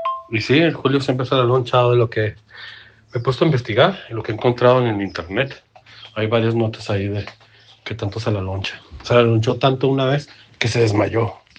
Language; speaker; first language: Spanish; native; Spanish